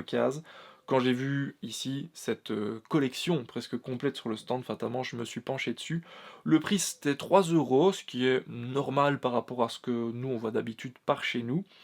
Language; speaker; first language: French; native; French